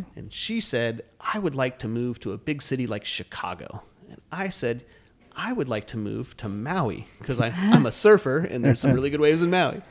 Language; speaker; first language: English; native; English